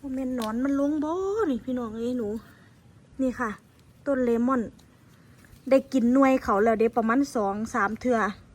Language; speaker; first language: Thai; native; Thai